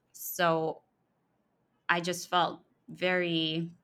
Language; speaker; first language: English; early bilingual, other home language; Russian